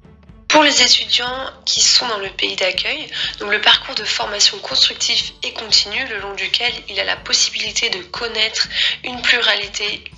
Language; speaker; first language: French; native; French